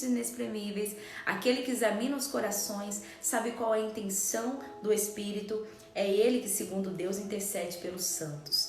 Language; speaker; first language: Portuguese; native; Portuguese